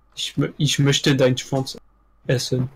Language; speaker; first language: German; non-native, learner; English